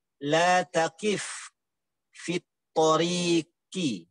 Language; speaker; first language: Arabic; non-native, learner; Indonesian